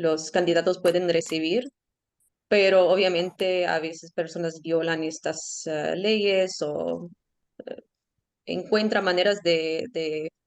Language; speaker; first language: Spanish; early bilingual, heritage; Spanish